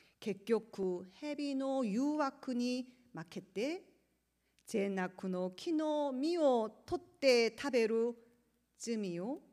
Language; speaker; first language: Japanese; non-native, learner; Korean